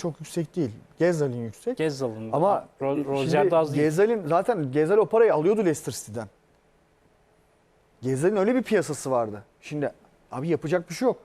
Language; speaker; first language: Turkish; native; Turkish